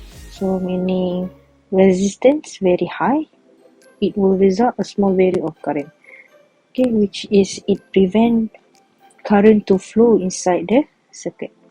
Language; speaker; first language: English; non-native, local second language; Malay